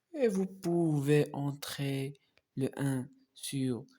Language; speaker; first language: French; non-native, local second language; Arabic